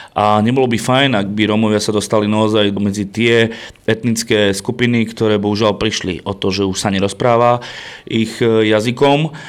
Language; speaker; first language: Slovak; non-native, local second language; Romany